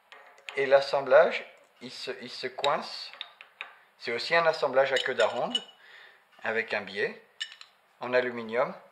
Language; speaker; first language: French; native; French